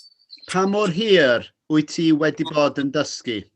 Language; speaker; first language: Welsh; non-native, fluent; English